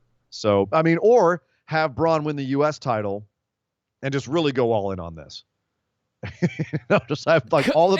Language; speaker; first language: English; native; English